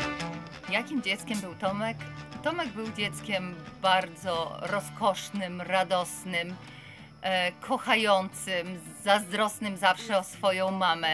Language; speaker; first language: Polish; native; Polish